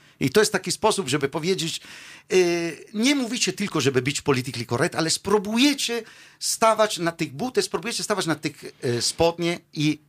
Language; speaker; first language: Polish; non-native, fluent; Italian